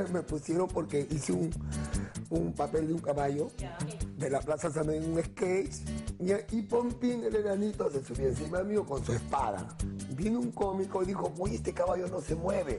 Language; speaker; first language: Spanish; native; Spanish